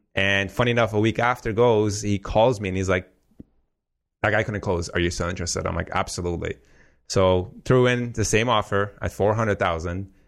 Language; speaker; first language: English; early bilingual, heritage; Persian